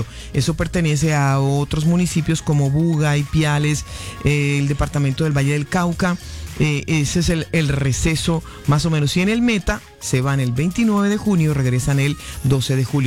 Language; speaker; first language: Spanish; native; Spanish